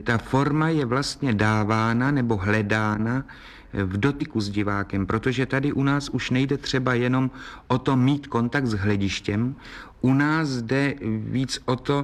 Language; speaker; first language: Czech; native; Czech